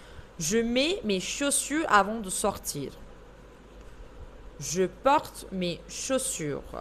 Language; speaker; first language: French; non-native, fluent; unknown